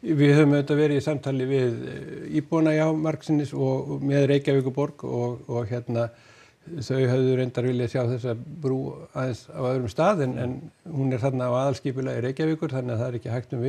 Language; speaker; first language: Icelandic; native; Icelandic